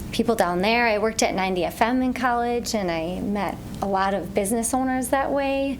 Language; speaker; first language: English; native; English